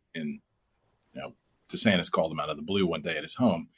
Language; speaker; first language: English; native; English